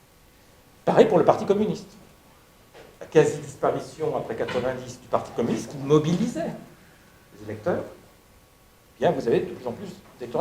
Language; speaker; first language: French; native; French